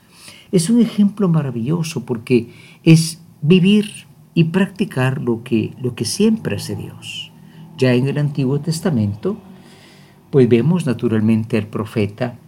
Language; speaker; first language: Spanish; native; Spanish